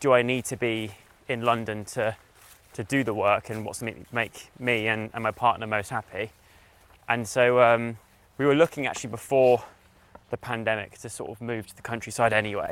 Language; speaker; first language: English; native; English